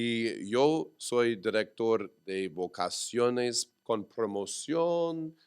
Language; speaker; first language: Spanish; non-native, learner; English